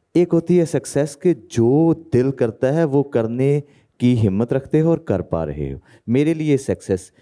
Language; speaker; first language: Hindi; native; Hindi